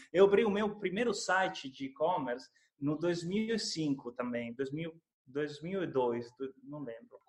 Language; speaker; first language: Portuguese; non-native, fluent; Italian